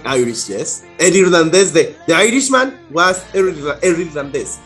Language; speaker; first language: Spanish; native; Spanish